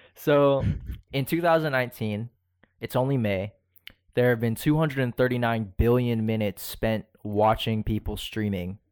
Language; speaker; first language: English; early bilingual, other home language; Filipino